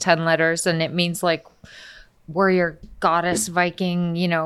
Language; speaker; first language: English; early bilingual, other home language; Icelandic